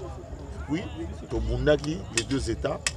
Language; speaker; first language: French; non-native, local second language; Lingala